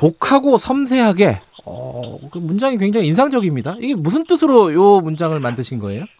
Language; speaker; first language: Korean; native; Korean